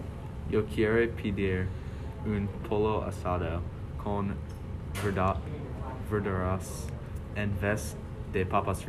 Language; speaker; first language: Spanish; non-native, learner; English